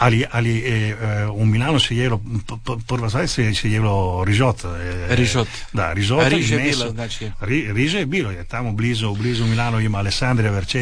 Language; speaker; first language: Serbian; non-native, fluent; Italian